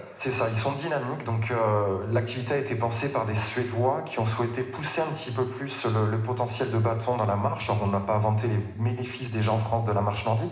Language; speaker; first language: French; native; French